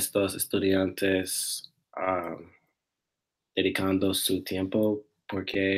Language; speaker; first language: Spanish; non-native, learner; English